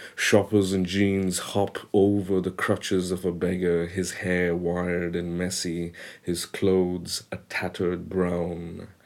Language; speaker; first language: English; non-native, local second language; Bangla